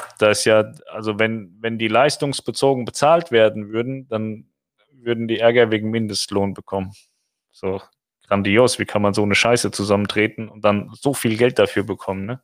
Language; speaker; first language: German; native; German